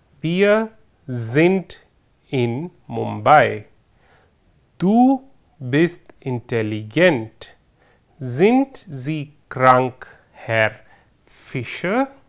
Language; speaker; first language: German; non-native, fluent; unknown